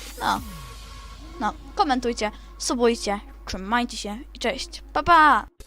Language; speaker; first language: Polish; native; Polish